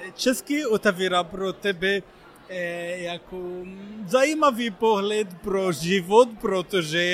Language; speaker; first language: Czech; non-native, learner; Arabic